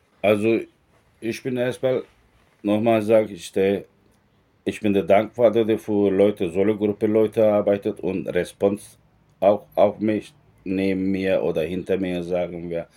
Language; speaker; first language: German; non-native, learner; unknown